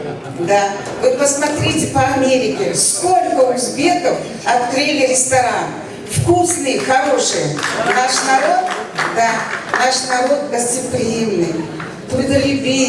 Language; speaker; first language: Russian; non-native, local second language; Uzbek